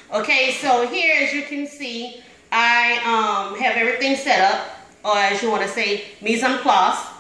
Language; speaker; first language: English; native; English